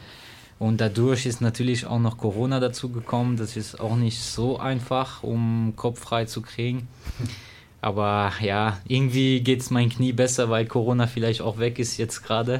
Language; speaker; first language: German; non-native, fluent; French